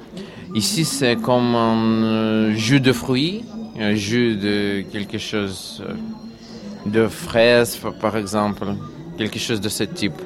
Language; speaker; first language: French; non-native, learner; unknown